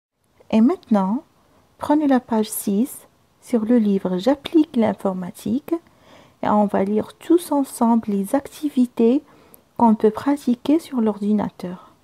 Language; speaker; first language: French; non-native, local second language; Arabic